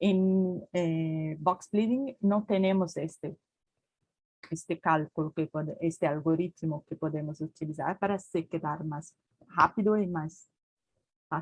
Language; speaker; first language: Spanish; non-native, learner; Portuguese